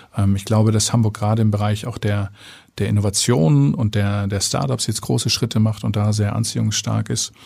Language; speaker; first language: German; native; German